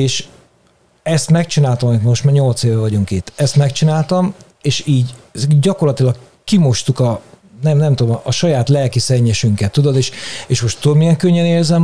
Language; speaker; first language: Hungarian; native; Hungarian